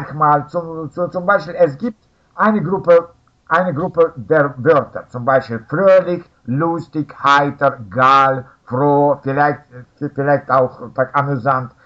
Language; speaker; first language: German; non-native, fluent; Russian